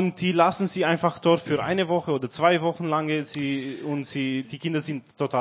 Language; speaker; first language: German; non-native, learner; Romanian